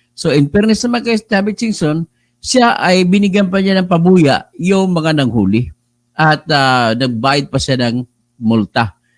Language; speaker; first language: Filipino; non-native, local second language; Cebuano